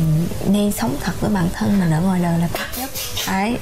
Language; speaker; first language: Vietnamese; native; Vietnamese